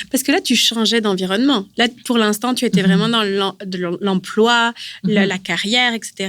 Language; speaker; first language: French; native; French